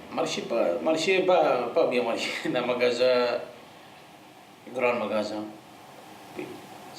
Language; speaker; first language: French; non-native, learner; Arabic